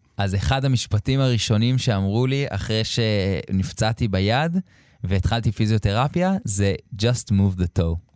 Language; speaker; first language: Hebrew; native; Hebrew